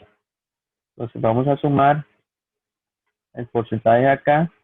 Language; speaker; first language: Spanish; native; Spanish